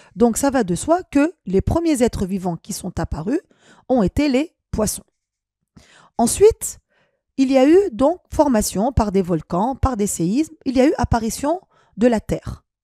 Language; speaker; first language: French; non-native, local second language; Arabic